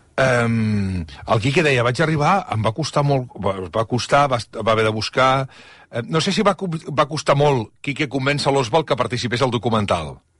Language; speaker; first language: Catalan; native; Catalan